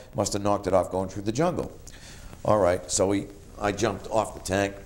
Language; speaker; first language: English; native; English